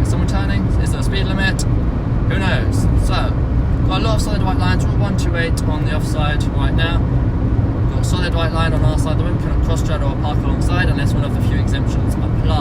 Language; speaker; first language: English; native; English